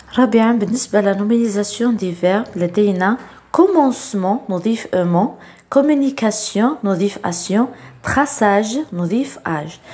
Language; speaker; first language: French; non-native, local second language; Arabic